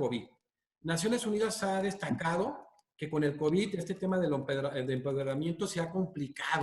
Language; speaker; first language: Spanish; native; Spanish